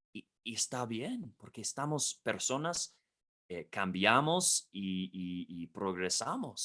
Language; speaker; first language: Spanish; non-native, fluent; English